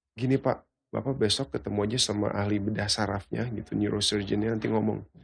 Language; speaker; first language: Indonesian; early bilingual, heritage; Indonesian